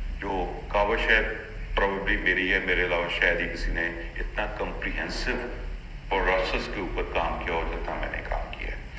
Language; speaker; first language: Urdu; non-native, local second language; Punjabi